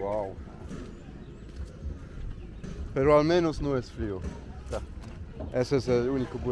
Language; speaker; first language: Spanish; non-native, learner; English